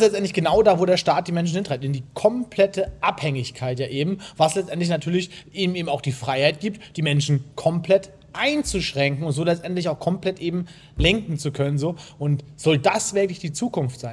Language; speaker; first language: German; native; German